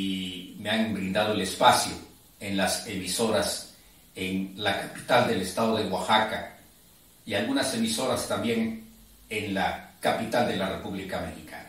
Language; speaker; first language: Spanish; native; Spanish